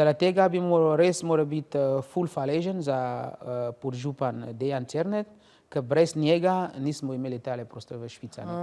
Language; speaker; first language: Slovenian; non-native, learner; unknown